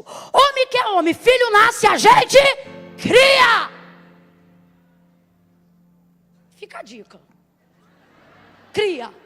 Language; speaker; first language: Portuguese; native; Portuguese